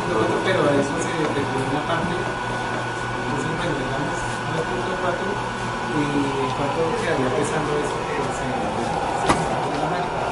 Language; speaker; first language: Spanish; native; Spanish